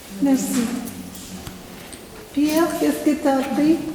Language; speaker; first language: French; non-native, fluent; Spanish